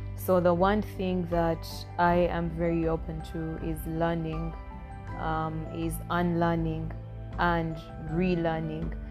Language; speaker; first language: English; non-native, local second language; Acoli